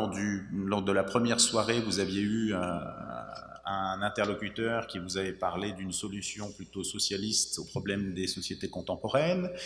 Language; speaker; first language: French; native; French